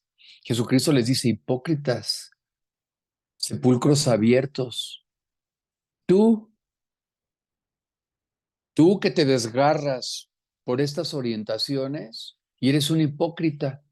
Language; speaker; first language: Spanish; native; Spanish